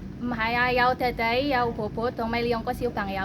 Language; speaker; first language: Cantonese; non-native, learner; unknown